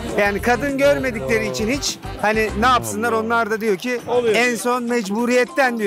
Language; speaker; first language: Turkish; native; Turkish